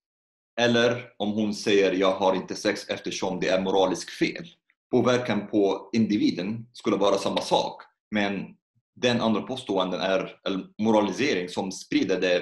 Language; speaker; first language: Swedish; non-native, fluent; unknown